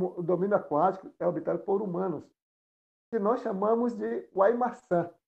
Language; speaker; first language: Portuguese; non-native, local second language; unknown